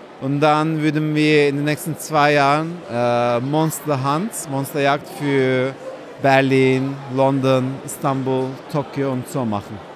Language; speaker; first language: German; non-native, fluent; Turkish